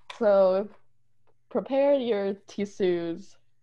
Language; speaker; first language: English; native; English